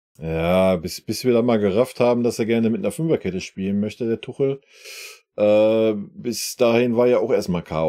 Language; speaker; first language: German; native; German